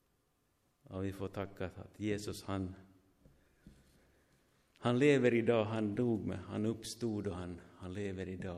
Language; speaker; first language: Swedish; non-native, fluent; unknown